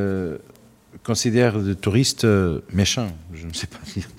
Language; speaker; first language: French; non-native, learner; Portuguese